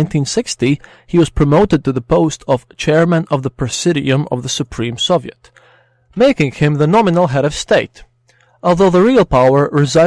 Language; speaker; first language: English; non-native, fluent; Latvian